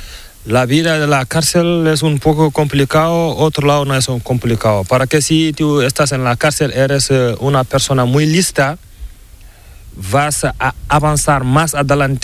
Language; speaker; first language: Spanish; non-native, learner; Fula